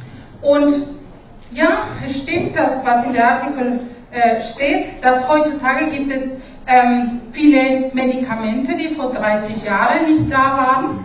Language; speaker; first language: German; non-native, fluent; Spanish